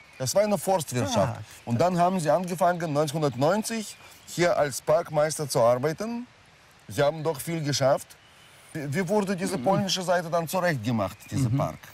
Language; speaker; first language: German; non-native, fluent; Russian